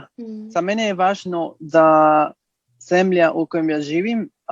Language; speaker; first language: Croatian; early bilingual, heritage; Spanish